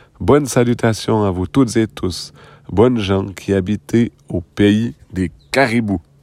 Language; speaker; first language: French; native; French